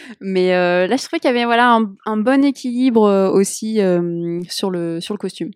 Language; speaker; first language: French; native; French